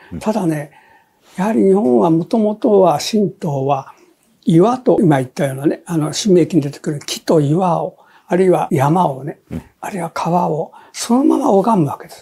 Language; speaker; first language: Japanese; native; Japanese